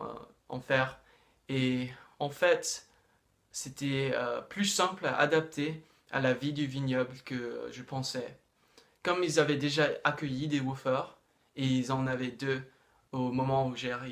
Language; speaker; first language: French; non-native, fluent; English